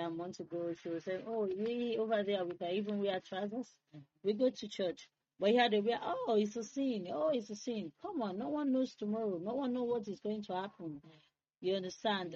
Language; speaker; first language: English; non-native, local second language; Krio